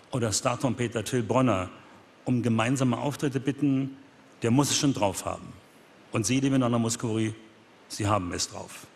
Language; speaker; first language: German; native; German